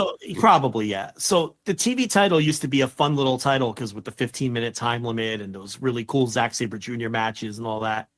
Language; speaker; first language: English; native; English